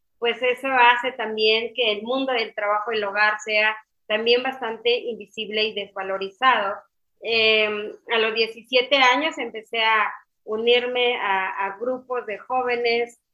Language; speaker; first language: Spanish; non-native, local second language; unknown